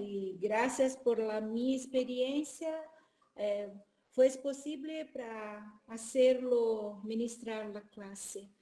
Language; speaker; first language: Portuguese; non-native, learner; Spanish